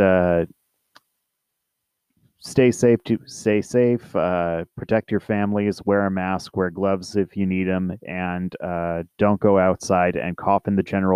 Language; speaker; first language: English; native; English